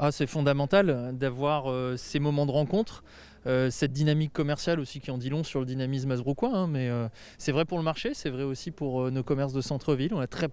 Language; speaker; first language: French; native; French